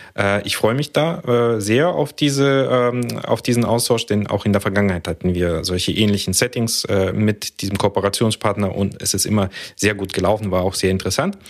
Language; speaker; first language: German; early bilingual, other home language; Russian